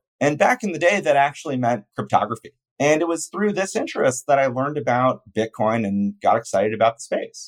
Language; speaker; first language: English; native; English